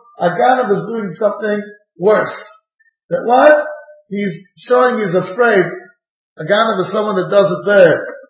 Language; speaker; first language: English; native; English